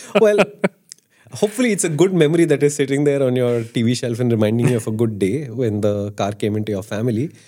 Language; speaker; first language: English; non-native, local second language; Hindi